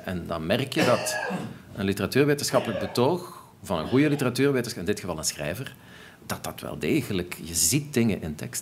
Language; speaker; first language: Dutch; native; Dutch